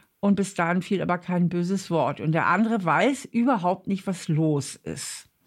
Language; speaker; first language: German; native; German